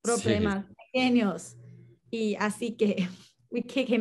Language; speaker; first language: Spanish; non-native, learner; Chinese